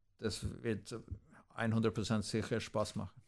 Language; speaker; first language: German; non-native, fluent; Swedish